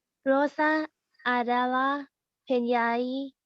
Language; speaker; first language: Indonesian; non-native, learner; Thai